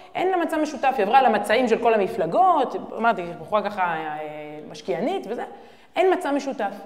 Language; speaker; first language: Hebrew; native; Hebrew